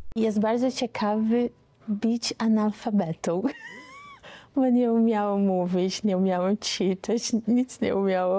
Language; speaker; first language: Polish; non-native, learner; Portuguese